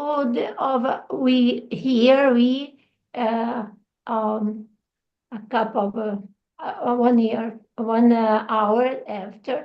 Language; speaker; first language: English; non-native, learner; Portuguese